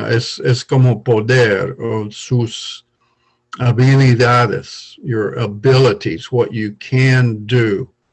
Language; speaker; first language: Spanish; non-native, learner; English